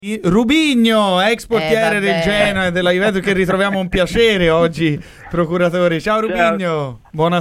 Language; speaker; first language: Italian; native; Italian